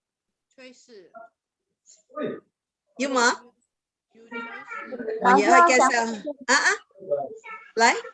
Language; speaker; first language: Chinese; early bilingual, heritage; Chinese